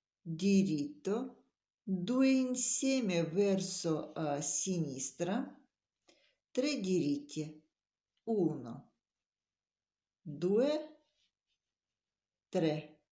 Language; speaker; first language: Italian; non-native, learner; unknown